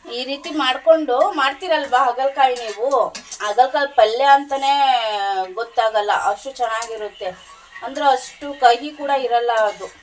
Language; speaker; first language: Kannada; non-native, local second language; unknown